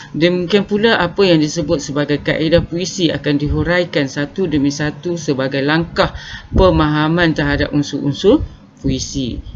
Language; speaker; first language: Malay; native; Malay